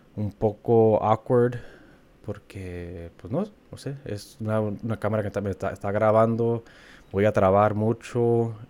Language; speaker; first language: Spanish; early bilingual, heritage; Spanish